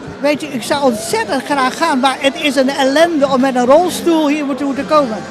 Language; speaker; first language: Dutch; non-native, local second language; Papiamento